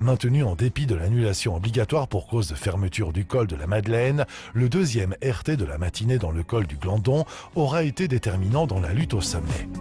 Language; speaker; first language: French; native; French